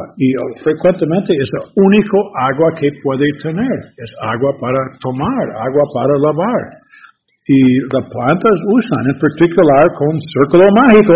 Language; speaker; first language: Spanish; non-native, learner; English